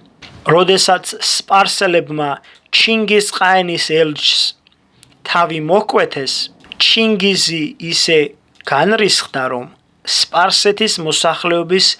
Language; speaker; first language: Georgian; native; Georgian